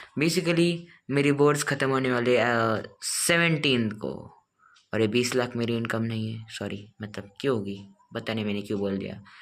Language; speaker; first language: Hindi; non-native, local second language; Marathi